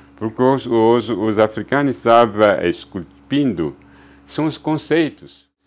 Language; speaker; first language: Portuguese; non-native, fluent; Luba-Lulua